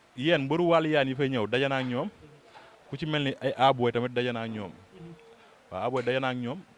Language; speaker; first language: Wolof; native; Wolof